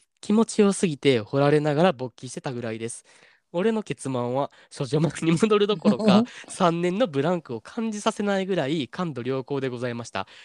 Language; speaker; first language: Japanese; native; Japanese